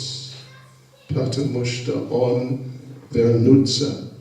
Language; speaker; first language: Russian; non-native, learner; English